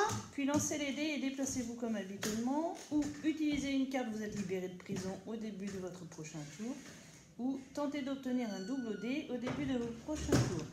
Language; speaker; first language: French; native; French